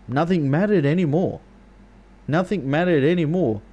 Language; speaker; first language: English; native; English